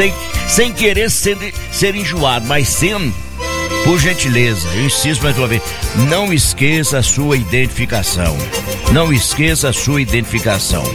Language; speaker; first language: Portuguese; native; Portuguese